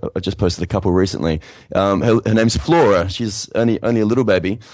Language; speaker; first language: English; native; English